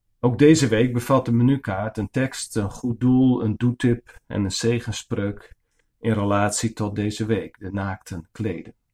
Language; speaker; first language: Dutch; non-native, local second language; Western Frisian